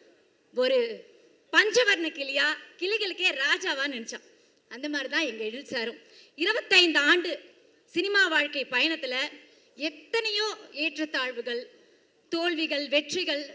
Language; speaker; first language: Tamil; native; Tamil